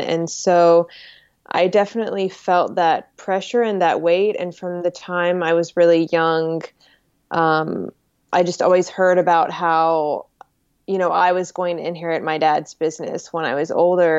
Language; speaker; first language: English; native; English